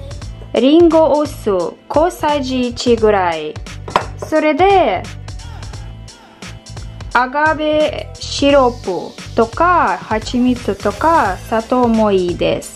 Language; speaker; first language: Japanese; non-native, fluent; Russian